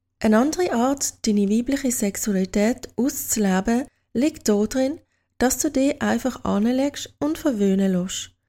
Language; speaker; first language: German; native; German